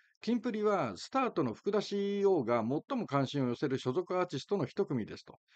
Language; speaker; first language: Japanese; native; Japanese